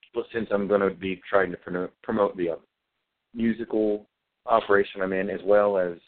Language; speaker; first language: English; native; English